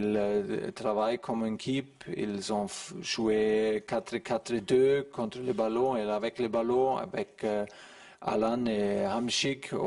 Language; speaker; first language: French; non-native, learner; German